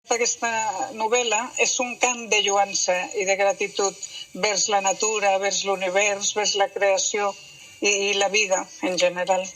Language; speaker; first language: Catalan; non-native, local second language; Spanish